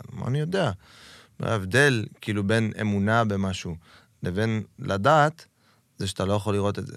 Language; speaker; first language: Hebrew; native; Hebrew